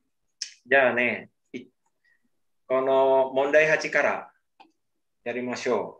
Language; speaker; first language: Japanese; non-native, learner; Indonesian